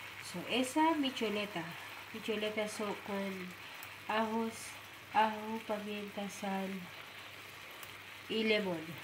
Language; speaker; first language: Spanish; non-native, learner; Filipino